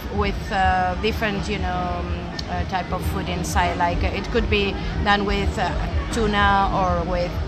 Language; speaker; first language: English; non-native, fluent; Spanish